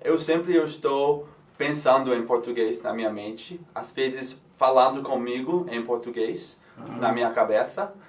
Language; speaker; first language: Portuguese; non-native, fluent; English